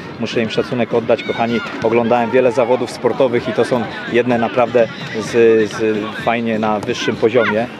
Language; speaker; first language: Polish; native; Polish